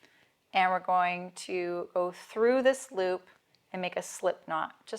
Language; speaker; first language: English; native; English